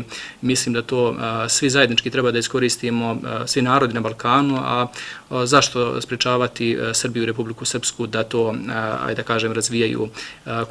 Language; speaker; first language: Bosnian; native; Bosnian